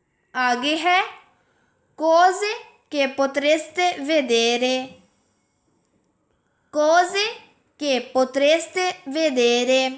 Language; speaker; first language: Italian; non-native, fluent; Urdu